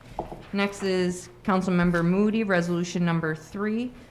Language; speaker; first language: English; native; English